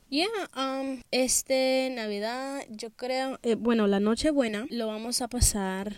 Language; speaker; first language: Spanish; early bilingual, heritage; Spanish